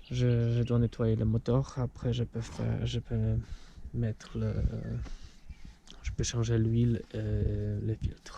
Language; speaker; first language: French; non-native, fluent; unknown